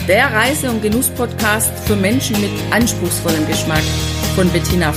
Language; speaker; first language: German; native; German